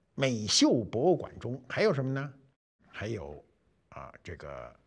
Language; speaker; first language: Chinese; native; Chinese